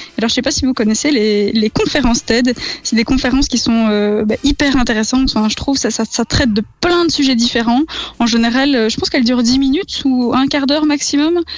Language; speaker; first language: French; native; French